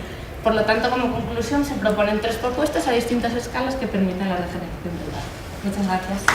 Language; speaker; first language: Spanish; native; Spanish